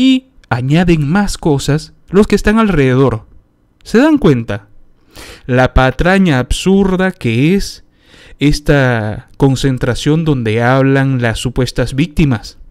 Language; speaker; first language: Spanish; native; Spanish